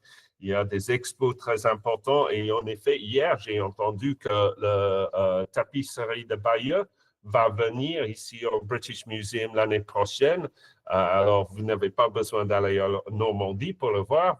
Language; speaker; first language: French; non-native, fluent; English